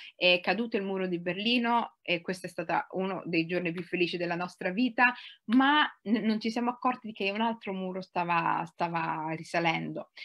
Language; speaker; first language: Italian; early bilingual, other home language; Somali